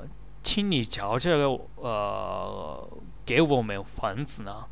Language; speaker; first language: Chinese; non-native, learner; Japanese